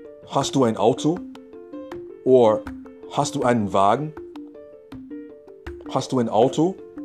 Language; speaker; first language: German; non-native, fluent; English